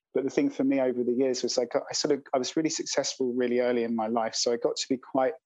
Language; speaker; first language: English; native; English